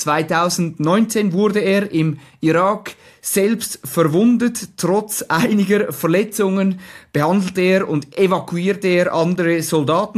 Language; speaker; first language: German; native; German